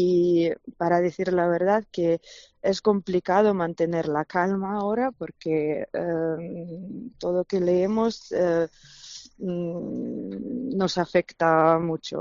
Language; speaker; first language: Spanish; non-native, fluent; Ukrainian